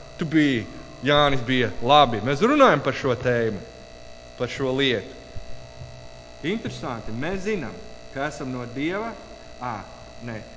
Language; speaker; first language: Latvian; non-native, learner; English